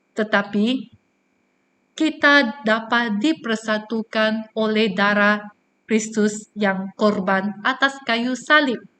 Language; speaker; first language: Malay; non-native, local second language; Chinese